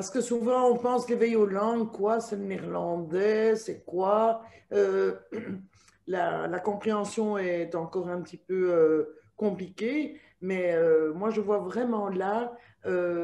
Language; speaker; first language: French; native; French